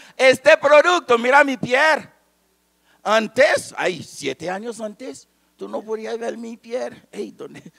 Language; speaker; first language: Spanish; non-native, fluent; Haitian Creole